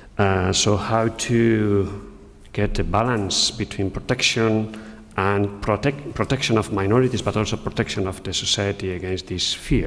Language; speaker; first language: English; non-native, fluent; Spanish